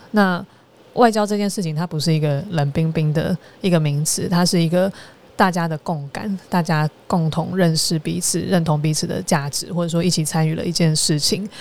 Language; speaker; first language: Chinese; native; Chinese